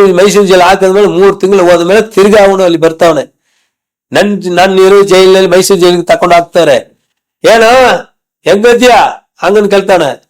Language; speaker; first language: Kannada; non-native, local second language; Tamil